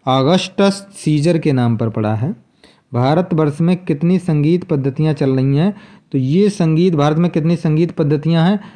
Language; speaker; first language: Hindi; native; Hindi